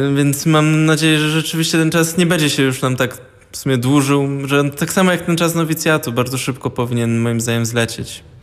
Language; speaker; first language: Polish; early bilingual, heritage; Polish